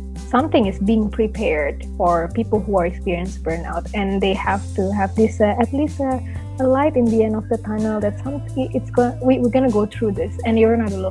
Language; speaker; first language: English; non-native, fluent; Indonesian